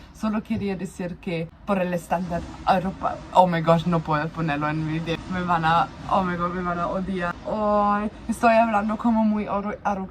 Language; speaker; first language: Spanish; non-native, fluent; German